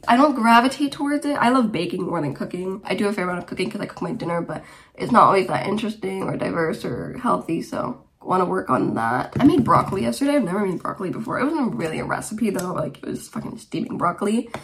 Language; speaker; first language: English; early bilingual, other home language; Romanian